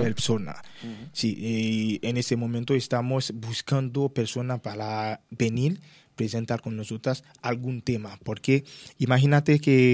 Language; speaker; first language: Spanish; non-native, learner; Haitian Creole